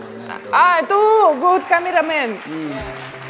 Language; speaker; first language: Indonesian; non-native, learner; Russian